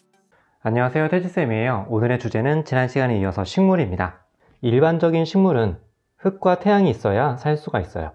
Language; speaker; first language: Korean; native; Korean